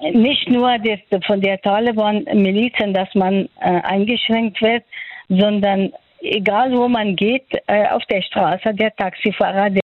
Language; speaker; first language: German; non-native, fluent; Persian